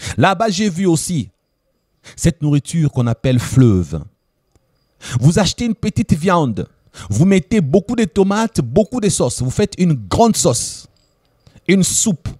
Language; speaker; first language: French; non-native, local second language; Lingala